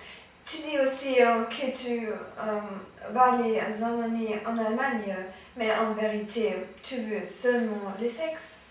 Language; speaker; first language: French; non-native, learner; German